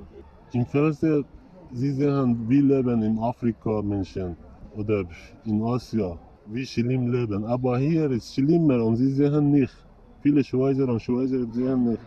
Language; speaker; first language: German; non-native, learner; Persian